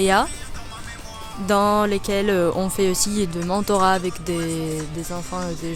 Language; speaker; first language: French; non-native, learner; Spanish